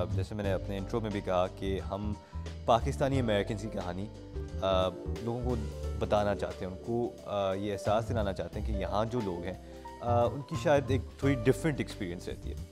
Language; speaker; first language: Urdu; native; Urdu